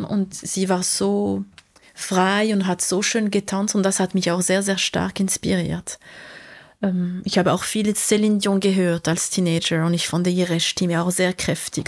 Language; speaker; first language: German; non-native, local second language; French